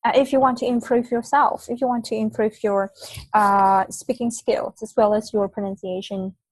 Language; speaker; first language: English; non-native, fluent; Vietnamese